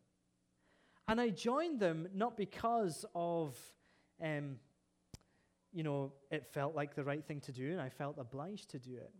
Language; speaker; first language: English; native; English